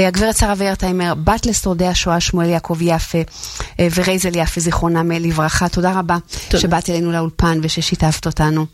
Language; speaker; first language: Hebrew; native; Hebrew